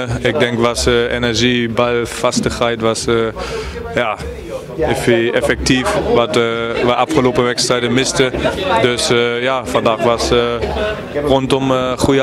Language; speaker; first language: Dutch; non-native, fluent; German